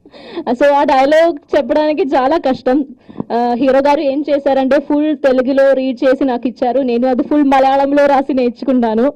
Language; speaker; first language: Telugu; non-native, learner; Malayalam